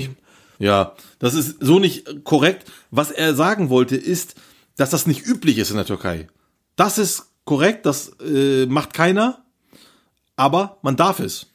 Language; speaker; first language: German; early bilingual, other home language; Turkish